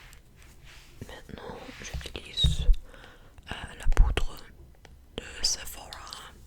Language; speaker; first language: French; non-native, fluent; English